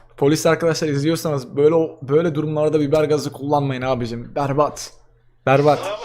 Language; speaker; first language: Turkish; native; Turkish